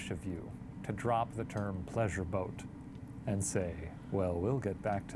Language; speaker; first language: English; native; English